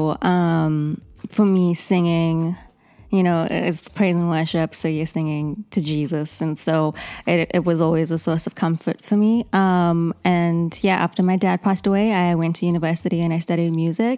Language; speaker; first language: English; native; English